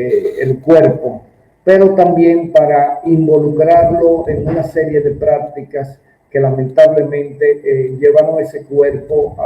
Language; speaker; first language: Spanish; native; Spanish